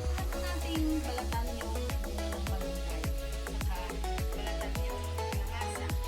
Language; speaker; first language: Filipino; non-native, local second language; Iloko